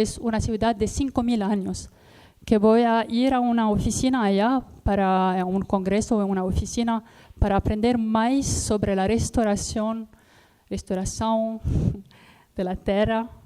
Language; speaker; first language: Spanish; non-native, learner; Arabic